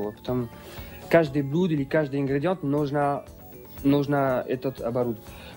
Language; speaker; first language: Russian; non-native, learner; French